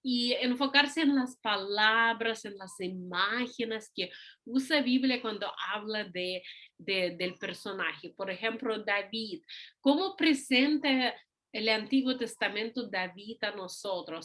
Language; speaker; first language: Spanish; non-native, fluent; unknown